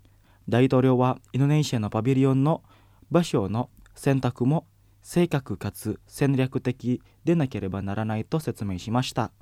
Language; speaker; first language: Japanese; non-native, fluent; Indonesian